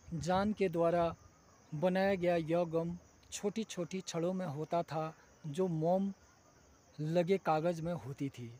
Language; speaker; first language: Hindi; native; Hindi